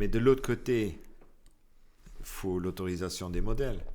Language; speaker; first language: French; non-native, local second language; Luxembourgish